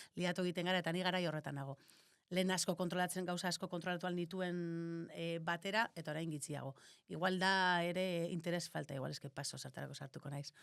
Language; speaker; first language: Basque; native; Basque